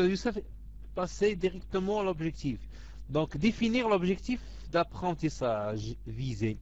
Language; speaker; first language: French; non-native, local second language; Arabic